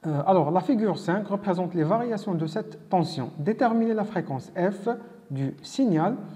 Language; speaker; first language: French; non-native, local second language; Arabic